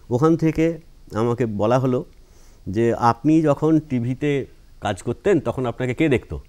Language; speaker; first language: Bangla; native; Bangla